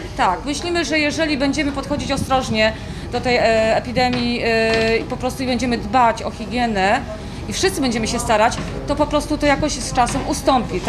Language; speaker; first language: Polish; native; Polish